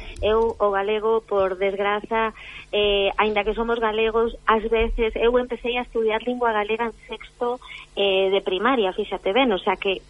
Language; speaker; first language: Galician; non-native, local second language; Spanish